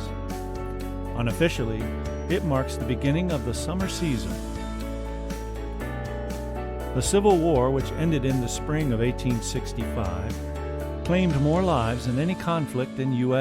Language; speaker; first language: English; native; English